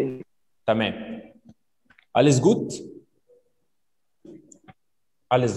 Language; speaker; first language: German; non-native, fluent; Arabic